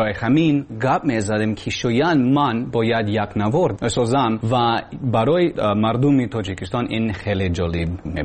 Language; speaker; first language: Persian; non-native, learner; English